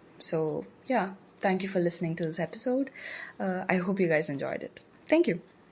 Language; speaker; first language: English; non-native, local second language; Malayalam